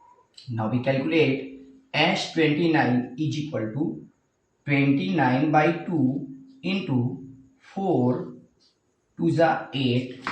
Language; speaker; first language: English; non-native, local second language; Hindi